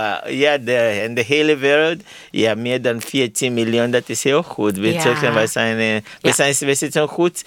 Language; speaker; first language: Dutch; non-native, learner; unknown